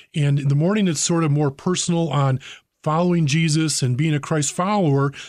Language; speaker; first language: English; native; English